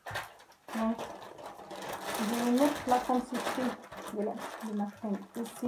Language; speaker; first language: French; non-native, local second language; Arabic